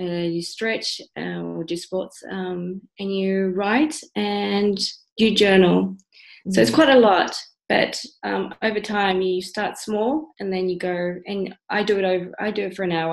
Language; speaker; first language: English; native; English